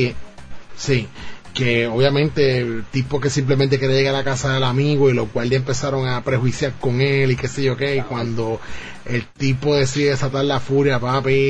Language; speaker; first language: Spanish; native; Spanish